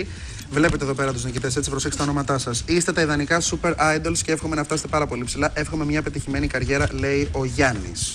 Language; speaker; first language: Greek; native; Greek